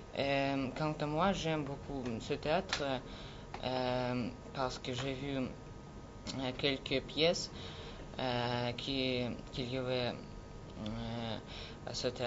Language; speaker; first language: French; non-native, learner; Russian